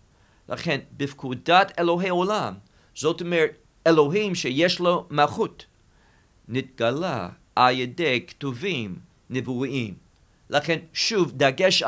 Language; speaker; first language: Hebrew; non-native, fluent; English